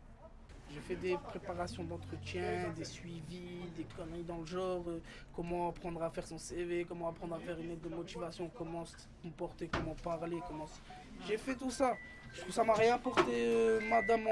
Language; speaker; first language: French; native; French